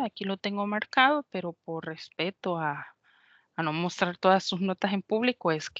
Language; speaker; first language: Spanish; native; Spanish